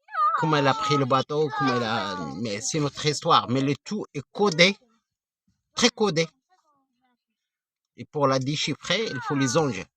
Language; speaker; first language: French; non-native, fluent; Arabic